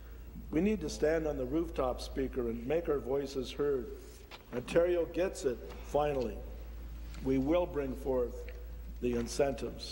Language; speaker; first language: English; native; English